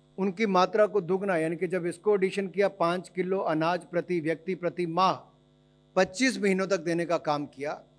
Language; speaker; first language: Hindi; native; Hindi